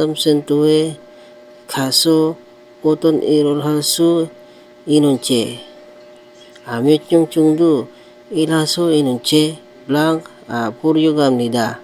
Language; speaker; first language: Korean; non-native, learner; Filipino